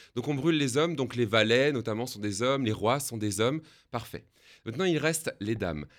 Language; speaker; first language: French; native; French